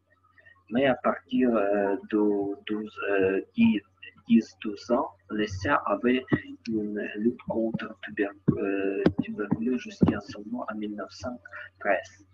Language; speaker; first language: French; non-native, learner; Ukrainian